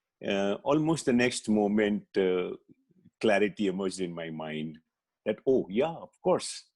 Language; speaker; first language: English; non-native, local second language; Hindi